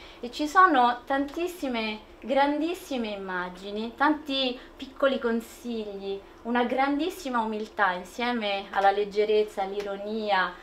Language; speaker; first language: Italian; native; Italian